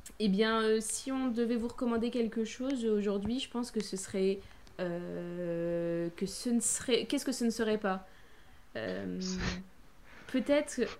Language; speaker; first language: French; native; French